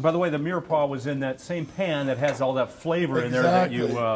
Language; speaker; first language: English; native; English